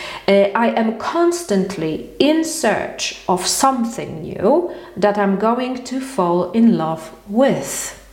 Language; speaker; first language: English; non-native, fluent; Polish